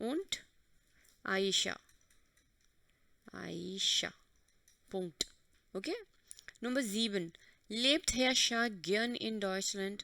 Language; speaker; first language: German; non-native, fluent; Hindi